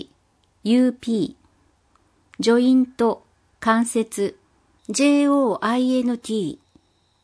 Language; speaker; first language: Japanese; non-native, fluent; English